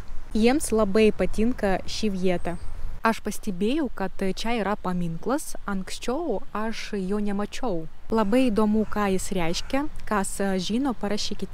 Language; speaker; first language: Lithuanian; non-native, learner; Russian